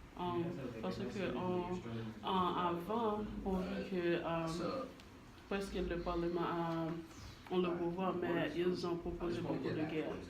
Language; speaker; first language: French; non-native, learner; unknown